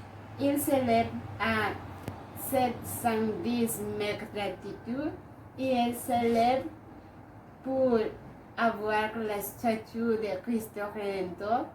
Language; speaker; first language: French; non-native, learner; Spanish